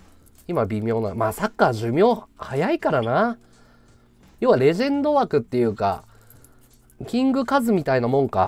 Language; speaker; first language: Japanese; native; Japanese